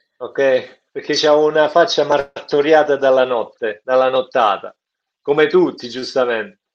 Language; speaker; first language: Italian; native; Italian